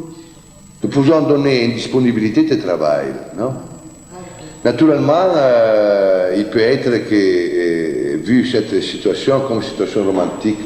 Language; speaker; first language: French; non-native, fluent; Italian